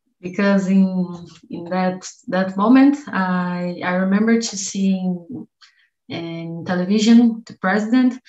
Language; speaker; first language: English; non-native, learner; Portuguese